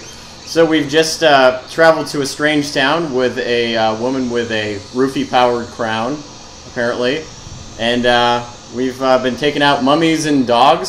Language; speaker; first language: English; native; English